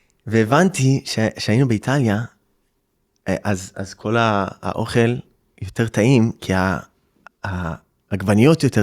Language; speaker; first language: Hebrew; early bilingual, heritage; English